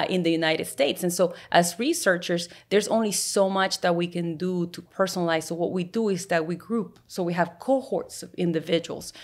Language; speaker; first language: English; native; English